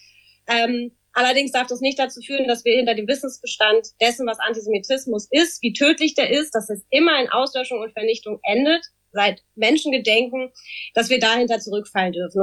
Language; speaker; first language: German; native; German